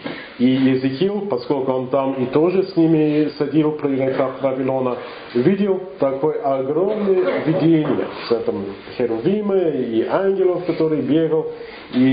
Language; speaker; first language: Russian; non-native, fluent; English